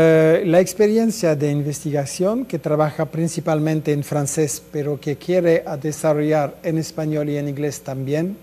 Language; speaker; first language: Spanish; non-native, fluent; French